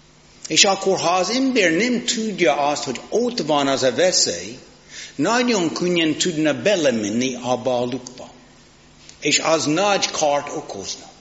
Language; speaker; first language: Hungarian; non-native, fluent; English